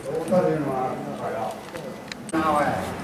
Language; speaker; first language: Japanese; native; Japanese